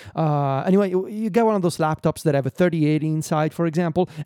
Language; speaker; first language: English; non-native, fluent; Italian